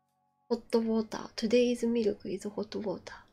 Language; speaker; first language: English; non-native, learner; Japanese